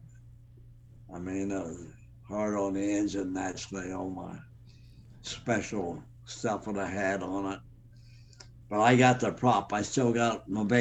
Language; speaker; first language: English; native; English